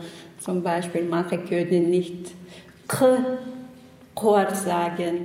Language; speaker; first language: German; non-native, learner; Chechen